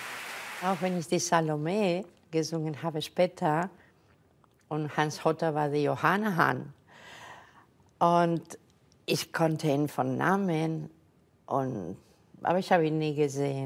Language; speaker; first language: German; non-native, fluent; Catalan